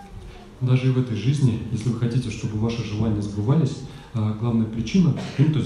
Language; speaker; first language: Russian; native; Russian